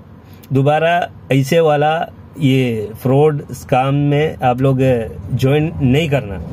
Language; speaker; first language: Hindi; non-native, local second language; Malayalam